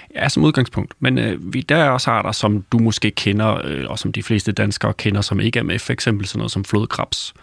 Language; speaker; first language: Danish; native; Danish